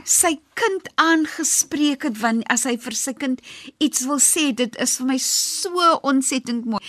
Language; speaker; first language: Afrikaans; native; Afrikaans